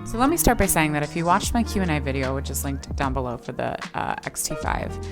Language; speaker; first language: English; native; English